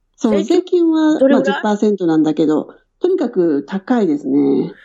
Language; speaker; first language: Japanese; native; Japanese